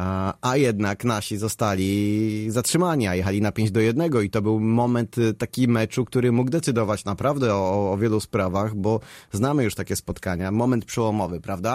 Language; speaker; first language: Polish; native; Polish